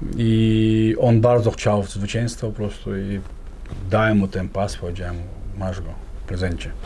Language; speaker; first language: Polish; non-native, fluent; Chechen